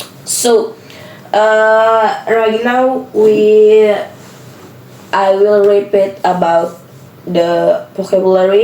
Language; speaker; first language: English; non-native, learner; Indonesian